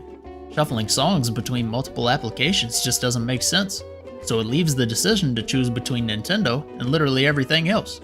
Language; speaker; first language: English; native; English